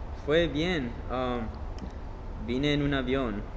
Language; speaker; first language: Spanish; early bilingual, heritage; Spanish